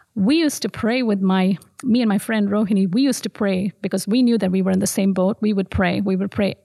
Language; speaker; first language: English; non-native, local second language; Tamil